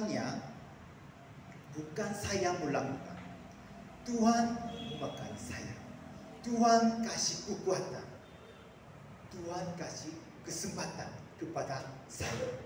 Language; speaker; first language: Indonesian; non-native, fluent; Korean